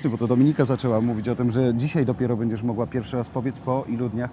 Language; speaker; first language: Polish; native; Polish